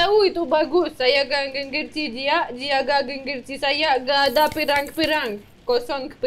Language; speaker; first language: Indonesian; non-native, learner; Russian